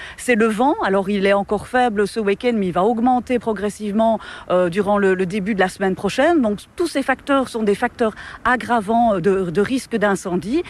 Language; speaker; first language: French; native; French